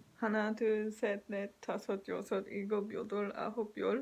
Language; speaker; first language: Korean; non-native, learner; English